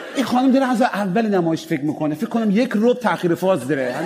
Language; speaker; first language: Persian; native; Persian